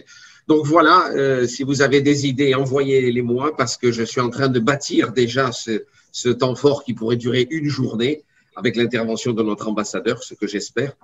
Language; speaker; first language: French; native; French